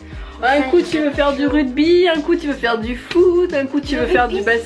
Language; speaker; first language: French; native; French